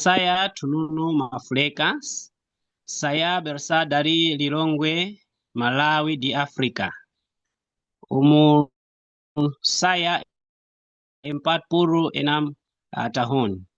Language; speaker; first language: Indonesian; non-native, learner; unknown